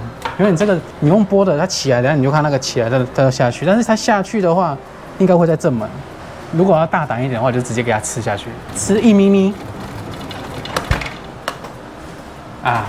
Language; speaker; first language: Chinese; native; Chinese